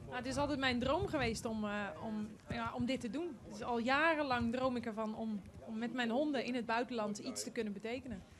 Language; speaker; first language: Dutch; non-native, fluent; Polish